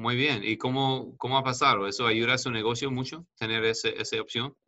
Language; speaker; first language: Spanish; non-native, fluent; English